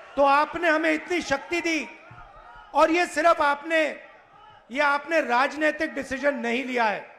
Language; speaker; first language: Hindi; native; Hindi